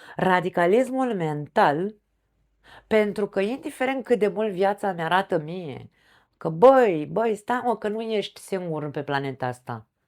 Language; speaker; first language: Romanian; native; Romanian